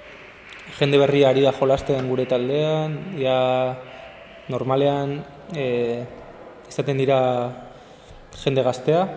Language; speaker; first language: Basque; non-native, local second language; Spanish